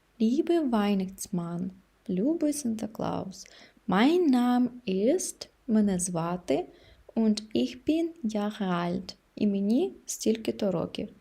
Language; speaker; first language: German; non-native, fluent; Ukrainian